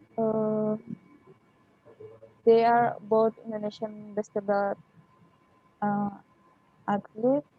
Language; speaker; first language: English; non-native, learner; Indonesian